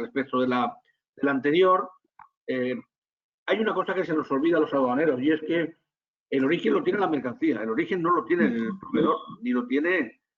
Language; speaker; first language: Spanish; native; Spanish